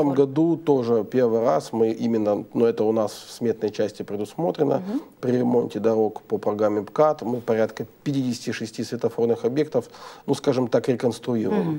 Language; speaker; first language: Russian; native; Russian